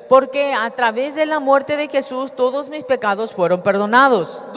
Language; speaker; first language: Spanish; native; Spanish